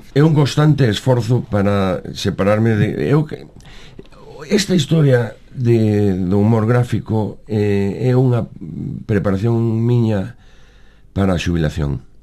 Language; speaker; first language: Galician; native; Galician